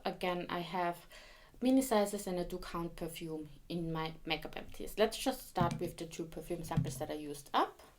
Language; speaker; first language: English; non-native, fluent; German